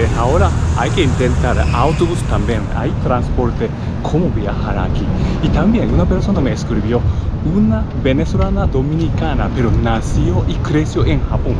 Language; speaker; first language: Spanish; non-native, learner; Japanese